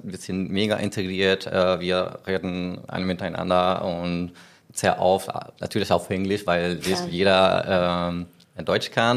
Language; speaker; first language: German; non-native, learner; Spanish